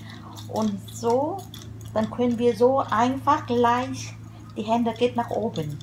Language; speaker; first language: German; non-native, learner; Vietnamese